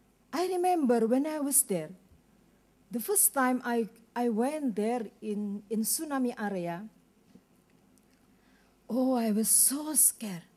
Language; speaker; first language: English; non-native, learner; Indonesian